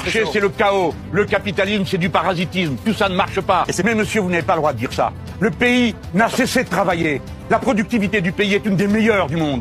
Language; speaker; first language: French; native; French